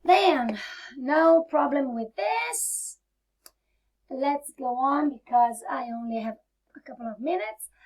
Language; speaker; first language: English; non-native, fluent; Italian